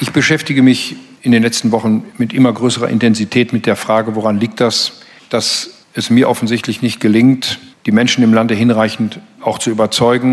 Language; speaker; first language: German; native; German